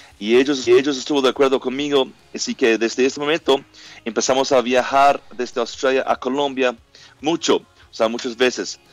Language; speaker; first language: Spanish; non-native, learner; English